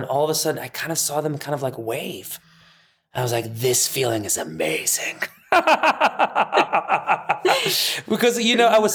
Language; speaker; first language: English; early bilingual, other home language; Persian